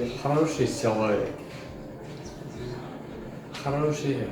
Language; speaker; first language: Russian; non-native, local second language; Kyrgyz